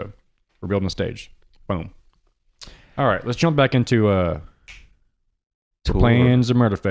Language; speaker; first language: English; native; English